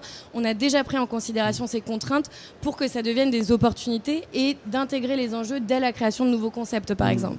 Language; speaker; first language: French; native; French